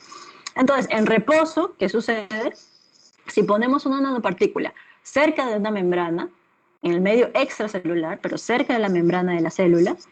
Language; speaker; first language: Spanish; native; Spanish